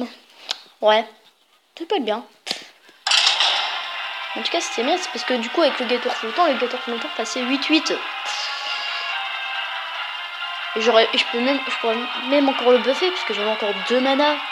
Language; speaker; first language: French; native; French